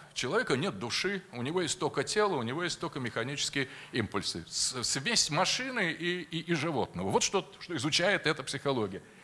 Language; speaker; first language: Russian; native; Russian